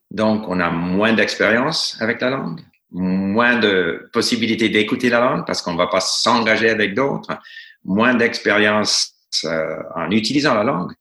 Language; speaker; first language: French; non-native, fluent; English